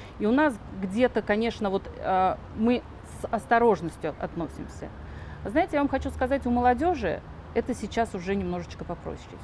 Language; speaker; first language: Russian; native; Russian